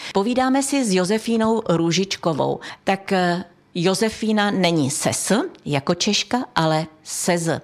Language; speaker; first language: Czech; native; Czech